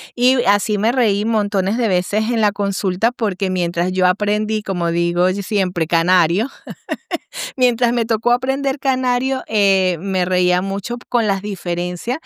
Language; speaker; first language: Spanish; native; Spanish